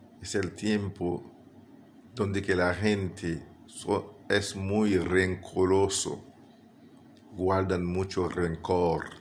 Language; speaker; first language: Spanish; non-native, fluent; Haitian Creole